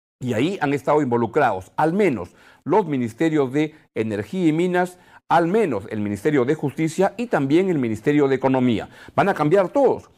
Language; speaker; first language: Spanish; native; Spanish